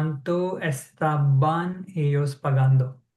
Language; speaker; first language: Spanish; non-native, learner; English